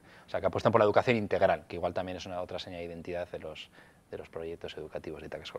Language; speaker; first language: Spanish; native; Spanish